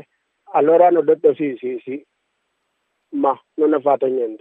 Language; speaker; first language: Italian; non-native, learner; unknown